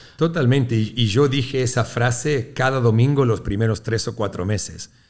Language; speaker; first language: Spanish; early bilingual, heritage; Spanish